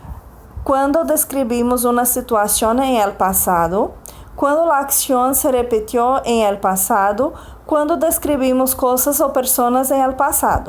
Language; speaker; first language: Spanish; non-native, fluent; Portuguese